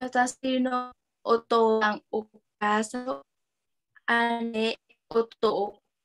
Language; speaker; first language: Japanese; non-native, learner; Vietnamese